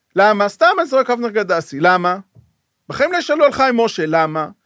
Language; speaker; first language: Hebrew; native; Hebrew